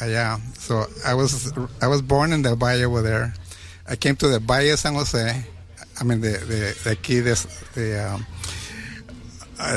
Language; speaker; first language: Spanish; early bilingual, heritage; Spanish